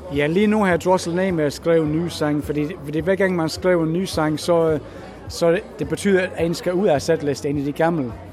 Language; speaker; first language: Danish; non-native, fluent; English